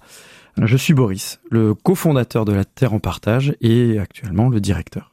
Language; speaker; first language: French; native; French